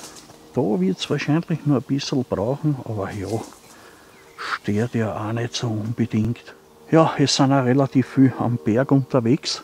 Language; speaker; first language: German; native; German